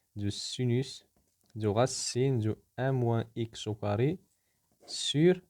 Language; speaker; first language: French; non-native, local second language; Arabic